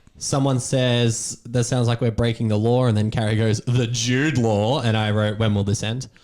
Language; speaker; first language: English; native; English